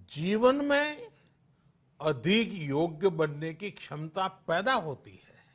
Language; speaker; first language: Hindi; non-native, local second language; Gujarati